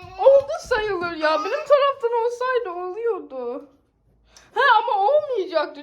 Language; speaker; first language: Turkish; early bilingual, heritage; Turkish